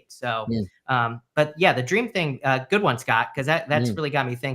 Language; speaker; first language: English; native; English